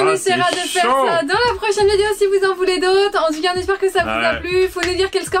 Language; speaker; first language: French; native; French